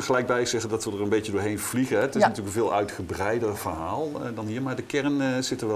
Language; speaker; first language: Dutch; native; Dutch